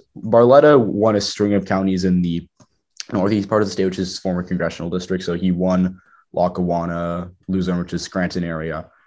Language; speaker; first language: English; native; English